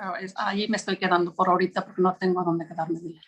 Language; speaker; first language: Spanish; native; Spanish